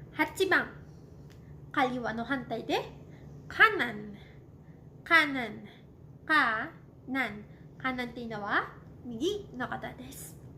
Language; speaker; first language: Japanese; non-native, fluent; Cebuano